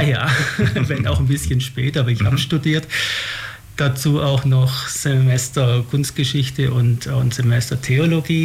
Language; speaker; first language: German; native; German